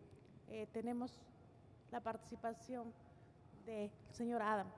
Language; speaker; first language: Spanish; native; Spanish